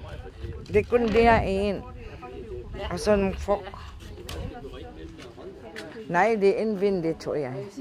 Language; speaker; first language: Danish; non-native, learner; Filipino